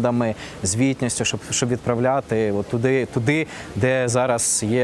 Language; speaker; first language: Ukrainian; non-native, local second language; Russian